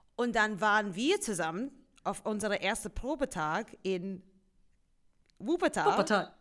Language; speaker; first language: German; non-native, fluent; English